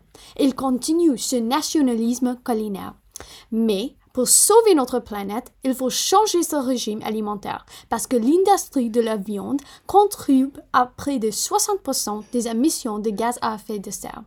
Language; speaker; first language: French; non-native, fluent; Punjabi